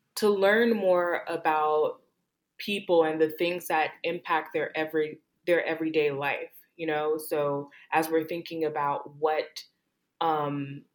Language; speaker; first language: English; early bilingual, other home language; Haitian Creole